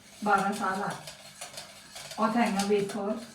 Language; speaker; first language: Swedish; non-native, learner; Thai